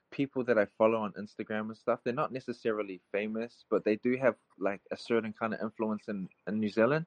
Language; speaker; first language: English; native; English